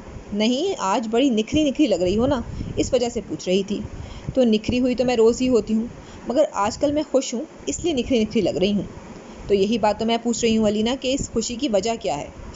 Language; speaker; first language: Urdu; native; Urdu